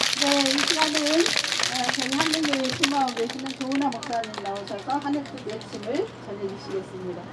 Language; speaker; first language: Korean; native; Korean